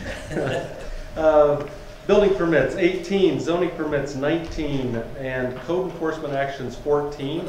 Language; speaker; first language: English; native; English